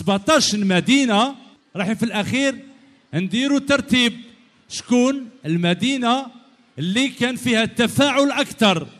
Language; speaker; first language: Arabic; native; Arabic